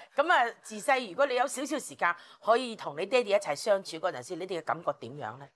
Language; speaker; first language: Cantonese; native; Cantonese